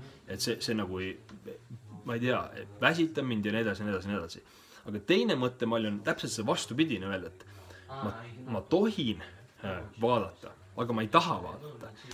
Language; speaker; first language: Estonian; native; Estonian